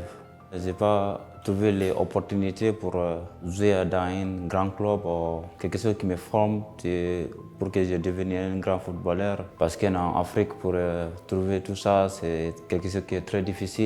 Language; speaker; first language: French; non-native, learner; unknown